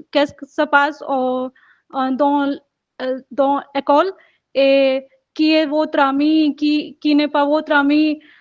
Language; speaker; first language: French; non-native, learner; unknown